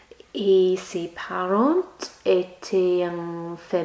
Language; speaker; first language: French; non-native, learner; English